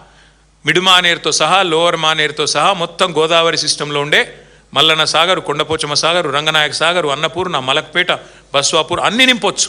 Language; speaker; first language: Telugu; native; Telugu